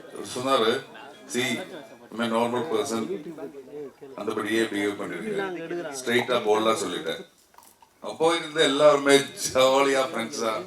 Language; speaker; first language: Tamil; non-native, learner; Malayalam